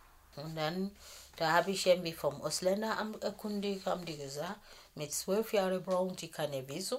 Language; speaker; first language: German; non-native, fluent; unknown